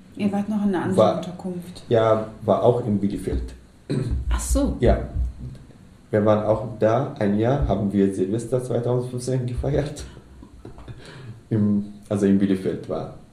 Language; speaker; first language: German; non-native, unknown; Arabic